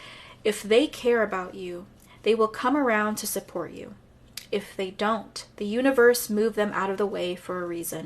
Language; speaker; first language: English; native; English